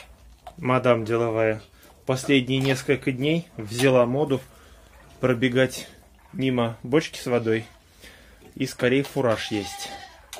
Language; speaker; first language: Russian; native; Russian